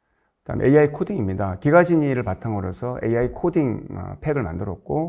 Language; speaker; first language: Korean; native; Korean